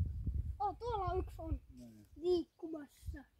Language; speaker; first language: Finnish; early bilingual, other home language; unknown